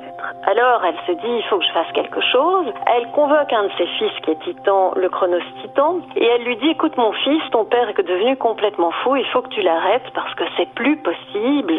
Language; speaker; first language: French; native; French